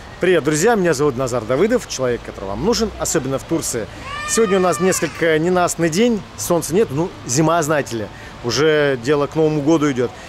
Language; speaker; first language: Russian; native; Russian